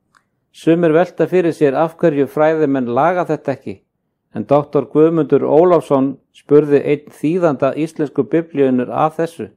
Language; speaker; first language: Icelandic; native; Icelandic